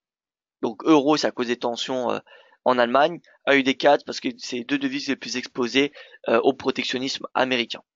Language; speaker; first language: French; native; French